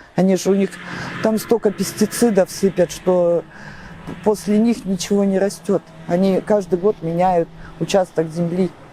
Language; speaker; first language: Russian; native; Russian